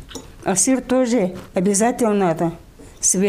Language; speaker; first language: Russian; non-native, local second language; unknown